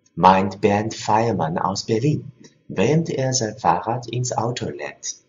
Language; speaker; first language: German; non-native, fluent; Chinese